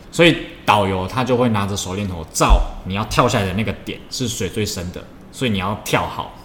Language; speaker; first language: Chinese; native; Chinese